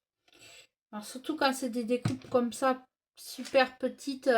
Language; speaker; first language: French; native; French